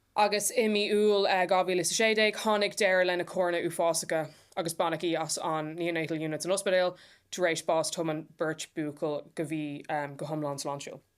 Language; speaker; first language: Irish; non-native, local second language; English